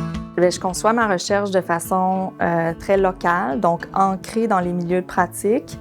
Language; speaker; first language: French; native; French